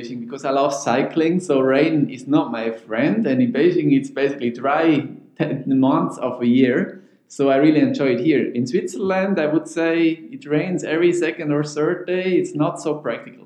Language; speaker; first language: English; non-native, fluent; Swiss German